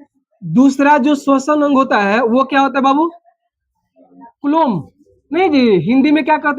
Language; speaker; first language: Hindi; native; Hindi